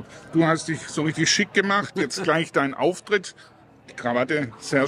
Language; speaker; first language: German; native; German